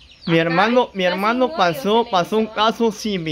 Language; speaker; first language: Spanish; native; Spanish